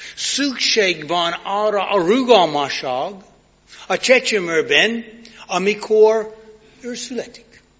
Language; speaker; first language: Hungarian; non-native, learner; English